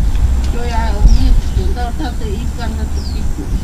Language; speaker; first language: Chinese; non-native, local second language; Amis